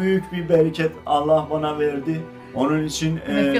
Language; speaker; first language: Turkish; non-native, learner; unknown